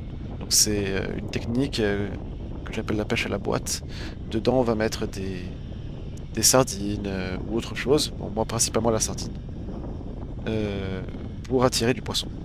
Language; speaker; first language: French; native; French